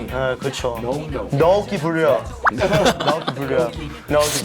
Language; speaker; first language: Korean; non-native, fluent; English